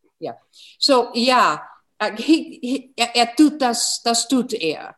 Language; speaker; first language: German; non-native, fluent; English